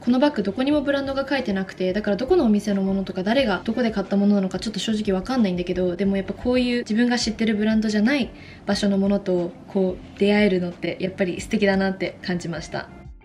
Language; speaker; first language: Japanese; early bilingual, heritage; Japanese